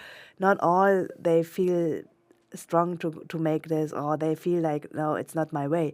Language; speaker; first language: English; non-native, local second language; German